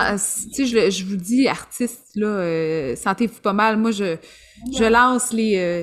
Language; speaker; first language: French; native; French